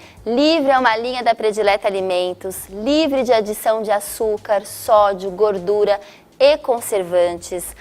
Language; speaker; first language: Portuguese; native; Portuguese